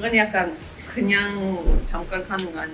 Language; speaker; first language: Korean; non-native, fluent; Swedish